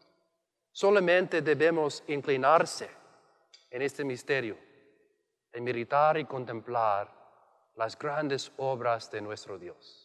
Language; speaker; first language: Spanish; non-native, learner; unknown